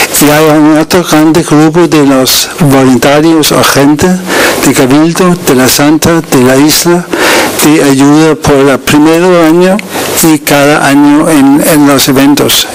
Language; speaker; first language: Spanish; non-native, learner; Danish